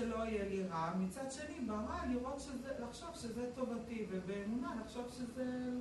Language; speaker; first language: Hebrew; native; Hebrew